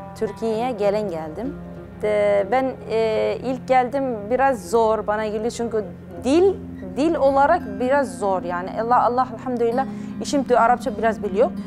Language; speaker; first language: Turkish; non-native, learner; Arabic